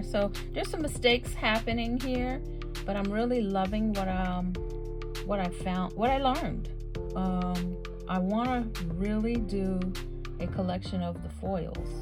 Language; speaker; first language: English; native; English